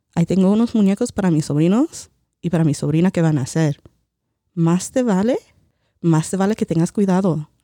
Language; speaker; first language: Spanish; early bilingual, heritage; Spanish